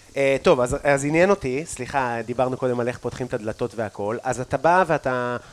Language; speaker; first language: Hebrew; native; Hebrew